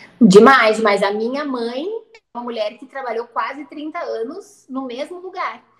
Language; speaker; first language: Portuguese; native; Portuguese